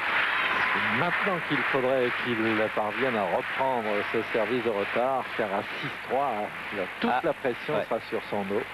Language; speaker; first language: French; native; French